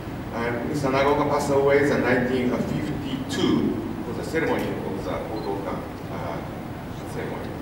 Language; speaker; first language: English; non-native, learner; Japanese